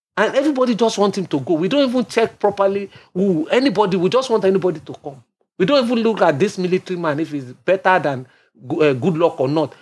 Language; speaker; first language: English; non-native, local second language; Yoruba